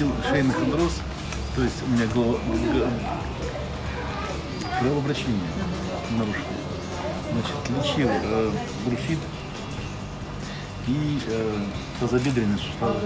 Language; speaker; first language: Russian; native; Russian